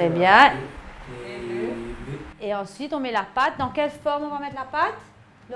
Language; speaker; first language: French; native; French